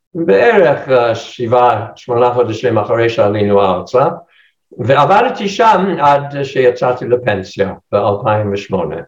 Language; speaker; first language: Hebrew; non-native, fluent; English